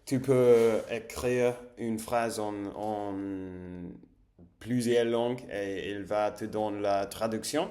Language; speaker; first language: French; non-native, learner; English